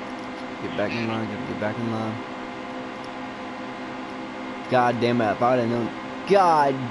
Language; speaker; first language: English; native; English